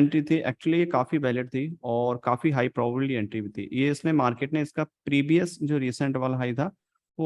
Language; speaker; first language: Hindi; native; Hindi